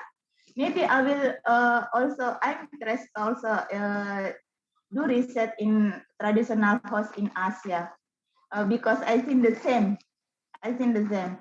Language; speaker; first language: English; non-native, learner; Indonesian